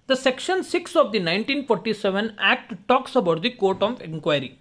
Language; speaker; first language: English; non-native, local second language; Kannada